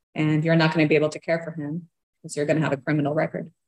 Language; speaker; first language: English; early bilingual, other home language; Portuguese